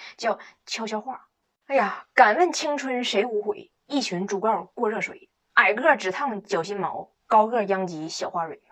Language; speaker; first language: Chinese; native; Chinese